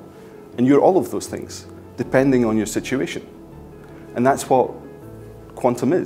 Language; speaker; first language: English; native; English